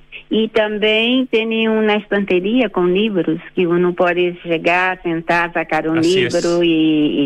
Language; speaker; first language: Spanish; non-native, fluent; Portuguese